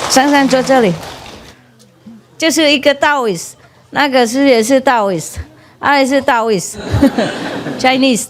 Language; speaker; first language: Chinese; non-native, fluent; Vietnamese